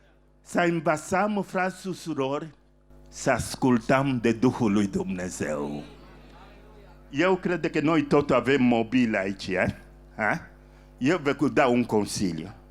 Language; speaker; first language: Romanian; non-native, fluent; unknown